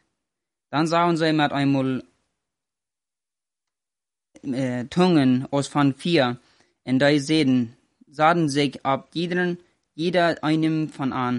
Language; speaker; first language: German; non-native, learner; Plautdietsch